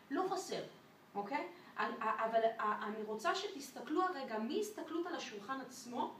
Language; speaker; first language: Hebrew; non-native, fluent; French